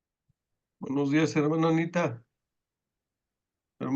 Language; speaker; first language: Spanish; native; Spanish